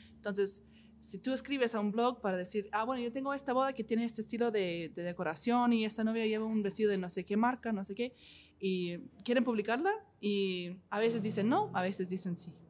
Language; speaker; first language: Spanish; non-native, fluent; English